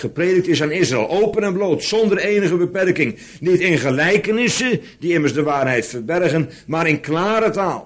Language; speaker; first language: Dutch; native; Dutch